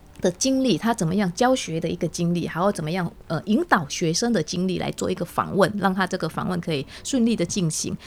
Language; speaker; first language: Chinese; native; Chinese